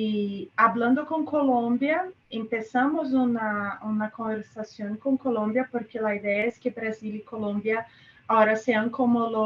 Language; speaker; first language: Spanish; non-native, fluent; Portuguese